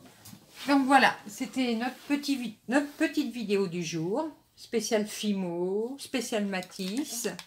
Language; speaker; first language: French; native; French